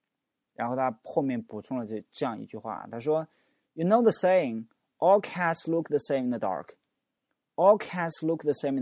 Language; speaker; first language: English; non-native, fluent; Chinese